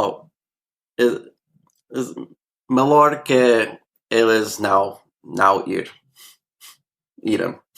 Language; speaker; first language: Portuguese; non-native, learner; English